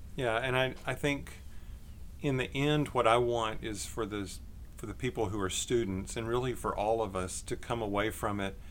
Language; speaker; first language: English; native; English